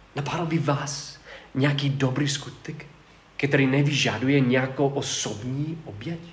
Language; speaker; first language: Czech; non-native, fluent; English